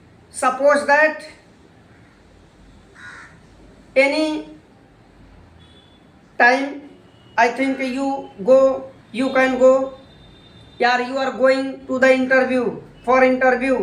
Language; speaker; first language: English; non-native, learner; Hindi